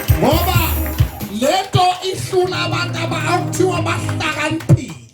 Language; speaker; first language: Zulu; native; Zulu